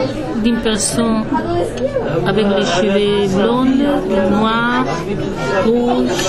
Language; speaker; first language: French; non-native, learner; Spanish